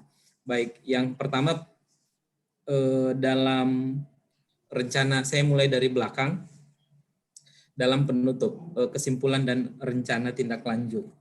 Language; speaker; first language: Indonesian; native; Indonesian